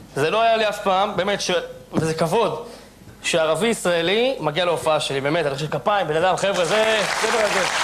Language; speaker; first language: Hebrew; native; Hebrew